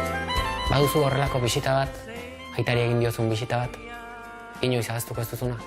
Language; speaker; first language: Basque; native; Basque